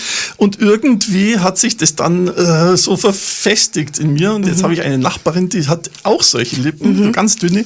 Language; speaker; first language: German; native; German